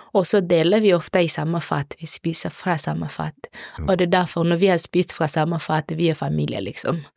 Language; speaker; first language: Norwegian; non-native, fluent; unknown